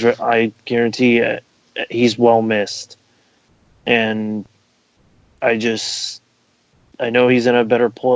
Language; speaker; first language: English; native; English